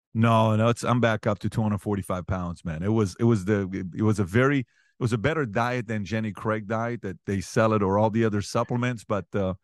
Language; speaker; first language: English; early bilingual, other home language; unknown